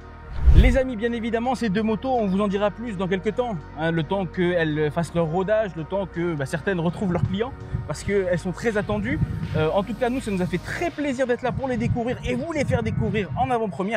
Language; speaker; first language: French; native; French